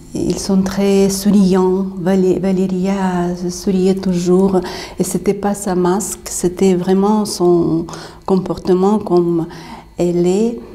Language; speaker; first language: French; non-native, fluent; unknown